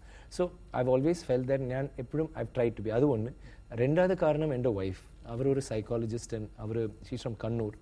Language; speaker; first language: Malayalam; non-native, learner; Tamil